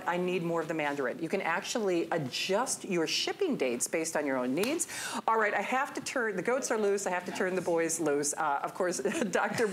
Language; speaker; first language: English; native; English